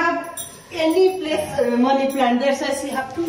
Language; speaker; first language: English; non-native, learner; Nepali